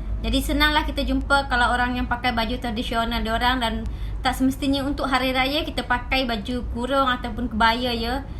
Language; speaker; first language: Malay; native; Malay